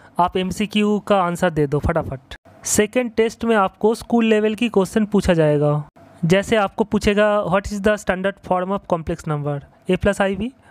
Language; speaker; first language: Hindi; non-native, local second language; Bangla